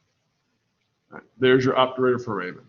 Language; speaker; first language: English; native; English